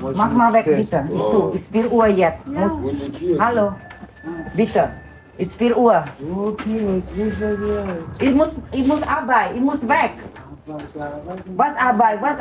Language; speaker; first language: German; non-native, learner; Indonesian